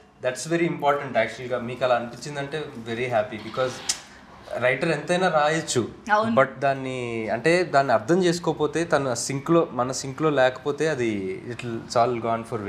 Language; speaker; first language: Telugu; native; Telugu